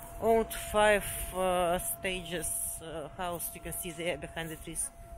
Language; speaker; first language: English; non-native, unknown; Russian